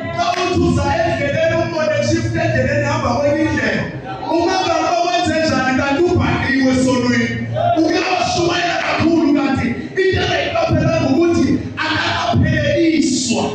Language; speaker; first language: Zulu; non-native, local second language; Xhosa